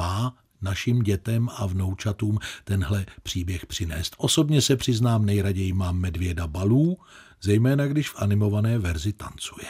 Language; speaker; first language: Czech; native; Czech